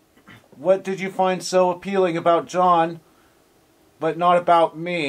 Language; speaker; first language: English; native; English